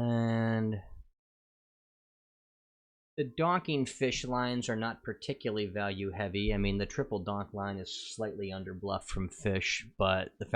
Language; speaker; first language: English; native; English